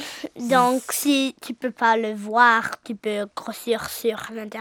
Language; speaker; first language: French; early bilingual, heritage; English